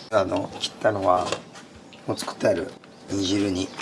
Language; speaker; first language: Japanese; native; Japanese